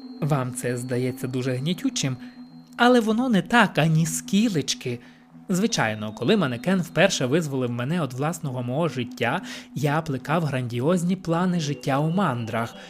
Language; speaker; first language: Ukrainian; native; Ukrainian